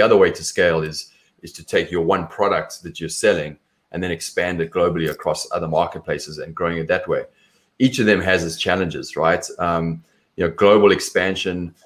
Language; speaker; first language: English; native; English